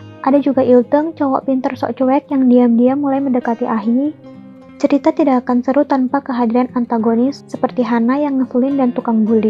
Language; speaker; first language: Indonesian; native; Indonesian